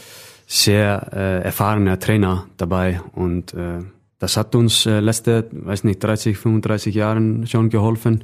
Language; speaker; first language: German; non-native, fluent; Icelandic